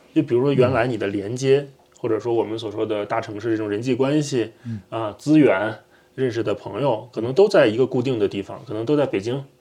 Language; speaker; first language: Chinese; native; Chinese